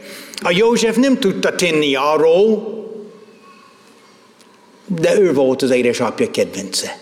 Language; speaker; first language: Hungarian; non-native, fluent; English